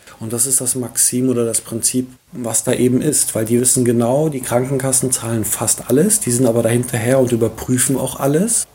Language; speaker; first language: German; early bilingual, other home language; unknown